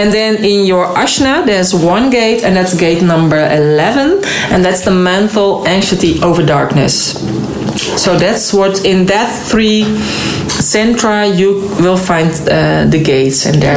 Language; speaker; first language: English; non-native, fluent; Dutch